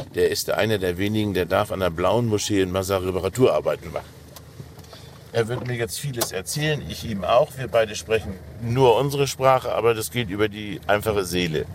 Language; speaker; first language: German; native; German